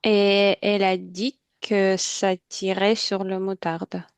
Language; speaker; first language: French; non-native, learner; Ukrainian